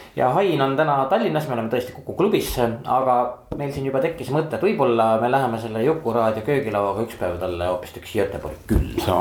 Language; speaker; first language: Estonian; native; Estonian